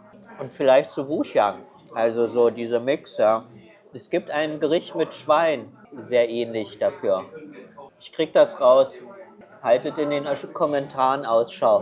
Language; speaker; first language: German; non-native, fluent; Chinese